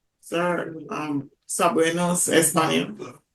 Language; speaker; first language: Spanish; non-native, learner; English